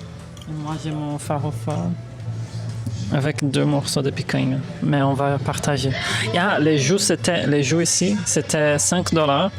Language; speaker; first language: French; non-native, fluent; Portuguese